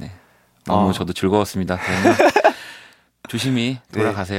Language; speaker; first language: Korean; native; Korean